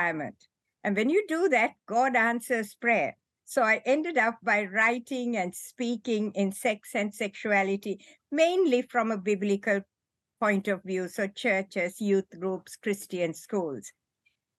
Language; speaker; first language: English; non-native, local second language; Sinhala